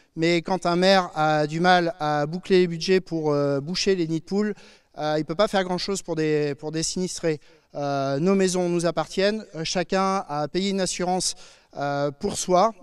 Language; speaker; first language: French; native; French